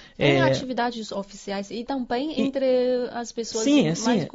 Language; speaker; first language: Portuguese; non-native, fluent; Chinese